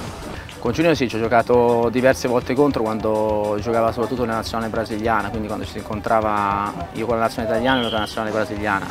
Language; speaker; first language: Italian; native; Italian